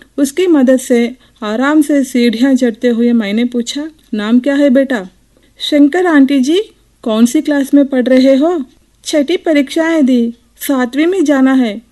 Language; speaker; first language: Hindi; non-native, local second language; Telugu